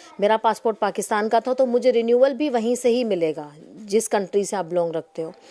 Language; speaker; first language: Urdu; non-native, local second language; Sindhi